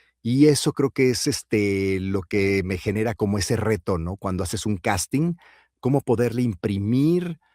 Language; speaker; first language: Spanish; native; Spanish